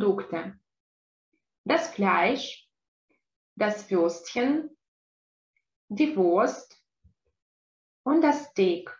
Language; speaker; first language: German; non-native, fluent; Russian